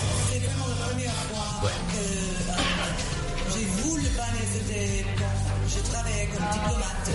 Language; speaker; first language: French; non-native, fluent; English